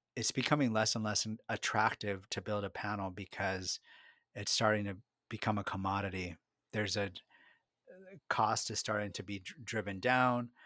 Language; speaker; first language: English; early bilingual, other home language; Spanish